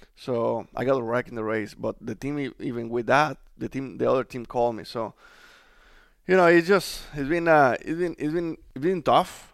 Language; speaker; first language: English; non-native, fluent; Spanish